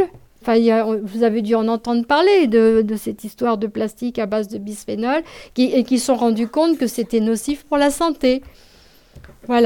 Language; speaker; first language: French; native; French